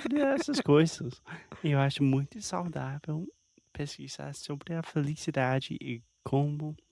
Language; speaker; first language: Portuguese; non-native, fluent; English